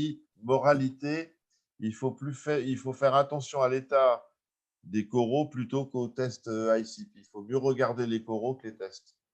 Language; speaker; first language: French; native; French